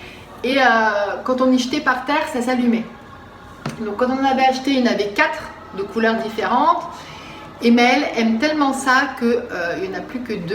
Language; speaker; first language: French; native; French